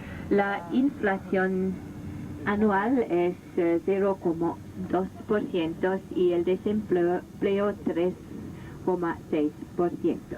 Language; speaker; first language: Spanish; non-native, fluent; German